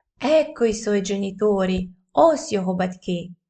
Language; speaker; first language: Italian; non-native, fluent; Ukrainian